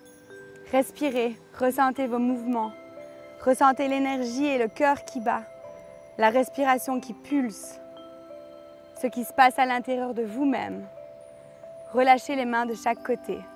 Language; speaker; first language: French; native; French